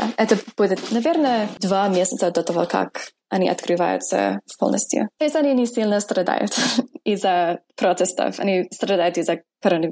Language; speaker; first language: Russian; non-native, fluent; English